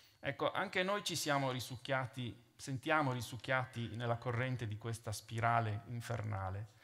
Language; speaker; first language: Italian; native; Italian